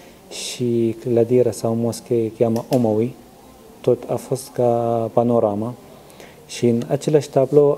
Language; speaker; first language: Romanian; non-native, learner; Arabic